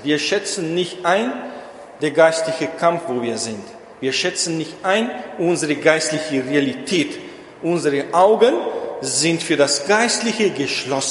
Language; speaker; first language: German; non-native, fluent; Portuguese